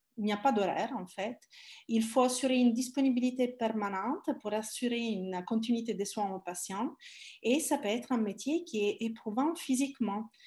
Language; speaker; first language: French; non-native, fluent; Italian